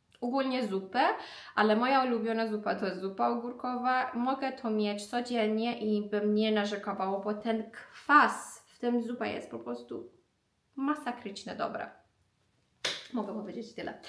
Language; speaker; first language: Polish; non-native, learner; Persian